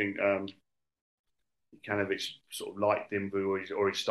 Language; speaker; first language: English; native; English